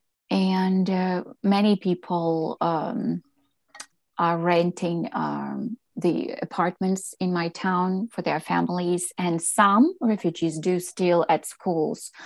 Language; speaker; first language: English; non-native, fluent; Ukrainian